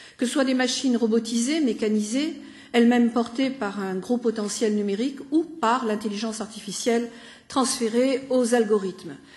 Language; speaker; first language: French; native; French